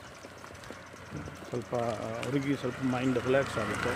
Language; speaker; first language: Kannada; non-native, local second language; Urdu